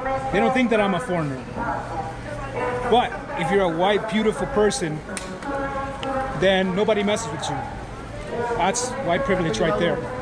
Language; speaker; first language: English; early bilingual, other home language; Spanish